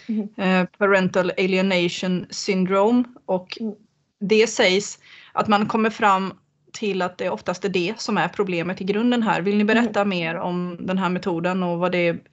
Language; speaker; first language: Swedish; native; Swedish